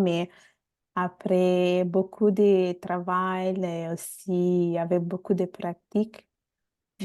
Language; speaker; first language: French; non-native, fluent; Bangla